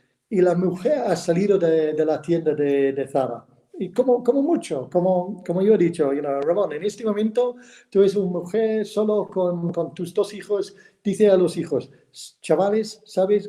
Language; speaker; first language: Spanish; non-native, fluent; English